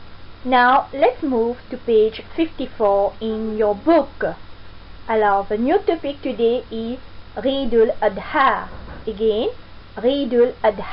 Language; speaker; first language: English; non-native, fluent; French